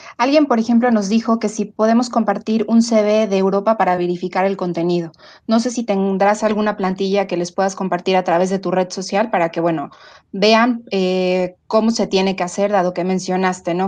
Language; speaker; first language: Spanish; native; Spanish